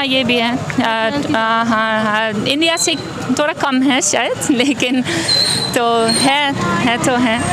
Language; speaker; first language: Hindi; non-native, learner; Dutch